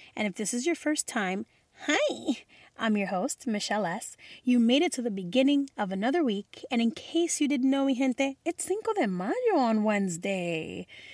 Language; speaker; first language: English; early bilingual, other home language; Spanish